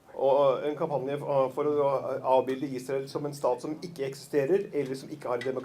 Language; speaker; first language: Norwegian; native; Norwegian